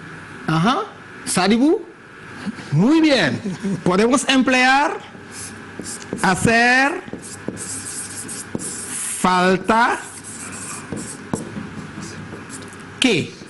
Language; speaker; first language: Spanish; non-native, fluent; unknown